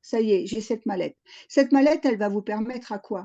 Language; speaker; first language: French; native; French